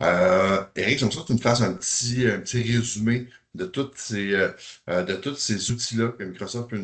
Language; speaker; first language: French; native; French